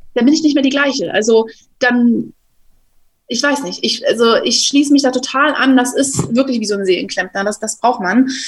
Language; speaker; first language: German; native; German